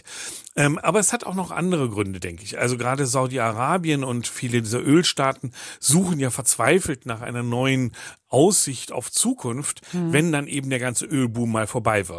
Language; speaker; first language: German; native; German